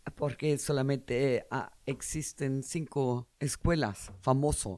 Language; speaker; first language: Spanish; non-native, learner; German